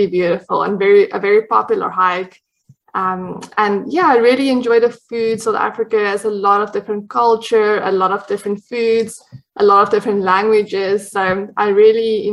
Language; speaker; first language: English; non-native, local second language; Afrikaans